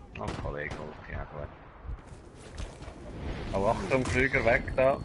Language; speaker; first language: German; native; German